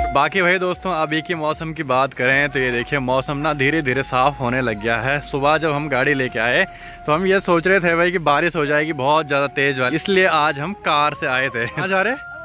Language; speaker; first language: Hindi; native; Hindi